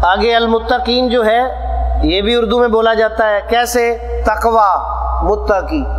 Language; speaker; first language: Urdu; non-native, local second language; Punjabi